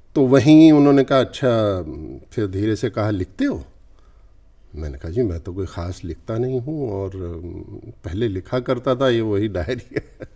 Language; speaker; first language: Urdu; non-native, local second language; Hindi